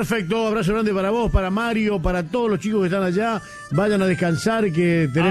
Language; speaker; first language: Spanish; native; Spanish